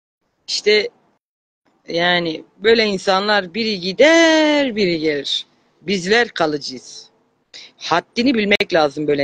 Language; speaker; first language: Turkish; native; Turkish